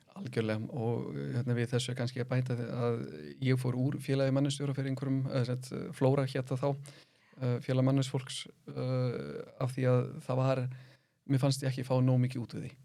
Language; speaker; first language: Icelandic; early bilingual, other home language; German